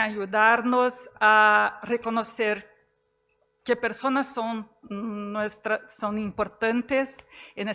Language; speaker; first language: Spanish; non-native, fluent; Portuguese